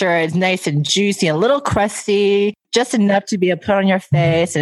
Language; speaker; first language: English; native; English